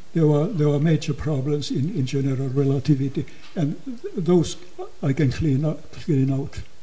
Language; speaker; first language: English; non-native, fluent; Finnish